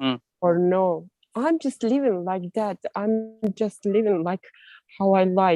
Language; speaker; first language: English; non-native, learner; Russian